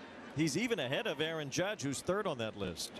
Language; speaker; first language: English; native; English